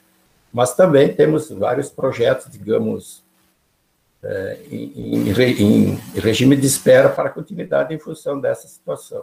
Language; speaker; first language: Portuguese; native; Portuguese